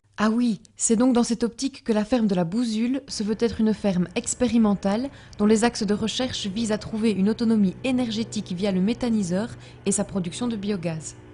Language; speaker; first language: French; native; French